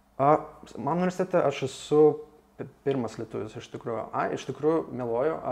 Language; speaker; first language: Lithuanian; non-native, local second language; Russian